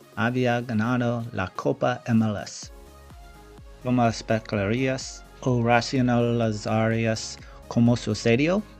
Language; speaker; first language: Spanish; non-native, learner; English